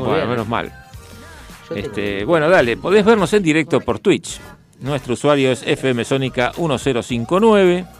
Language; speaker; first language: Spanish; native; Spanish